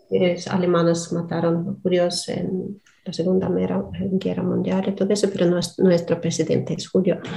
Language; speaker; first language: Spanish; non-native, learner; Russian